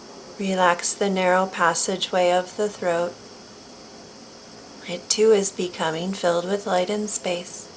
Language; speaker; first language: English; native; English